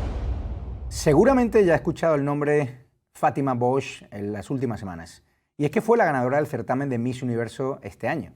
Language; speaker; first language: Spanish; native; Spanish